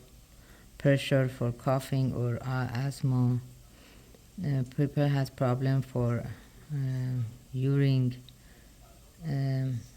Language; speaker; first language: English; non-native, learner; Persian